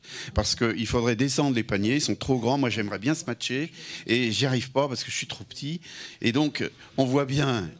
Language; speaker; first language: French; native; French